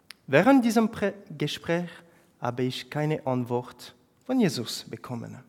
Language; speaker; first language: German; non-native, fluent; French